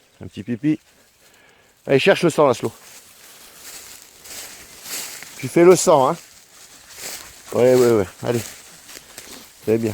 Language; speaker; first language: French; native; French